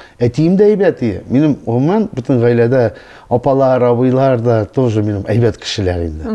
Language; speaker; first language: Tatar; non-native, local second language; Russian